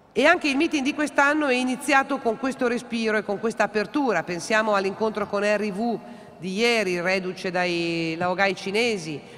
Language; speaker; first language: Italian; native; Italian